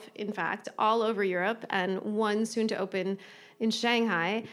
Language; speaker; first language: English; native; English